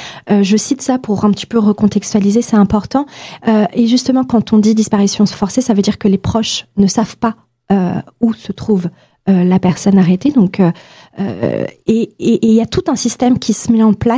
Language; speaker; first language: French; native; French